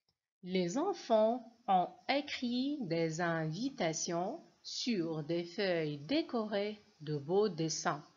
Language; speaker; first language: French; non-native, local second language; Arabic